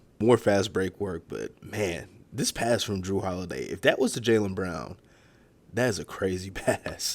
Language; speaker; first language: English; native; English